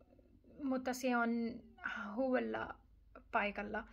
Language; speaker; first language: Finnish; non-native, learner; Urdu